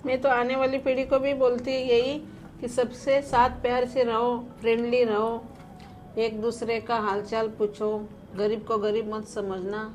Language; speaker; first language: Hindi; non-native, local second language; Marathi